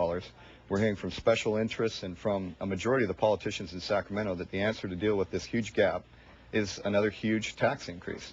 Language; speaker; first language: English; native; English